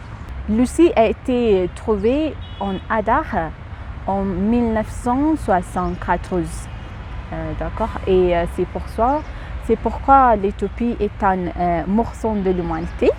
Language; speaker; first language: French; non-native, fluent; Amharic